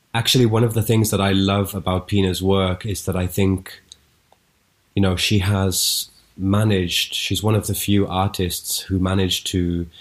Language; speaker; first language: English; native; English